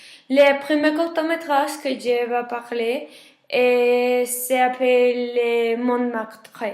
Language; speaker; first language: French; non-native, learner; Spanish